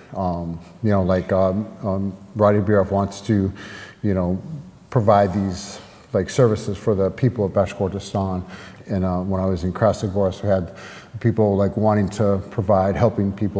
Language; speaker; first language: English; native; English